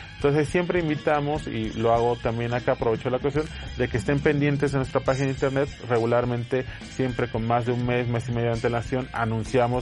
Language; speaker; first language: Spanish; native; Spanish